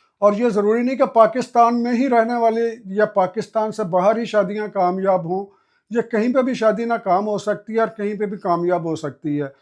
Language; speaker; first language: Urdu; non-native, local second language; Punjabi